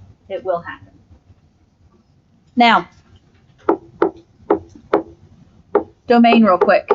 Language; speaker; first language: English; native; English